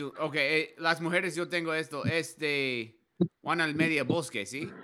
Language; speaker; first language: Spanish; non-native, learner; English